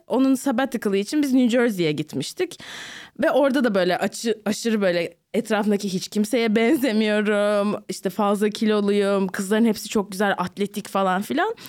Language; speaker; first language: Turkish; native; Turkish